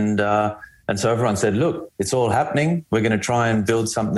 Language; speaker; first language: English; native; English